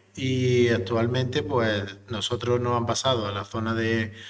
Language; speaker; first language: Spanish; native; Spanish